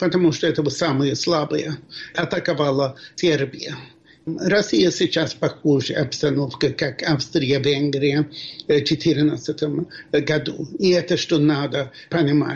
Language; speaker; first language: Russian; non-native, fluent; Swedish